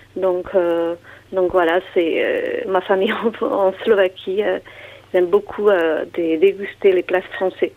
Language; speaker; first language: French; non-native, fluent; Slovak